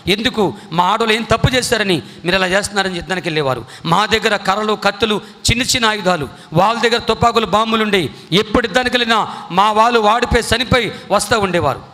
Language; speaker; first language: Telugu; non-native, local second language; Koya